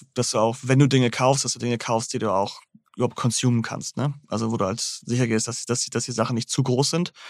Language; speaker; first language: German; native; German